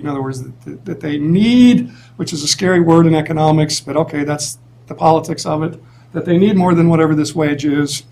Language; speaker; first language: English; native; English